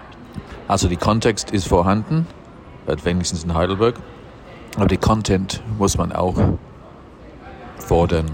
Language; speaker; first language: German; non-native, fluent; English